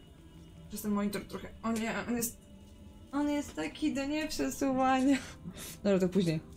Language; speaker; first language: Polish; native; Polish